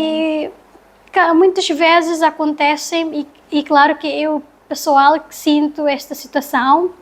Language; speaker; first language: Portuguese; non-native, learner; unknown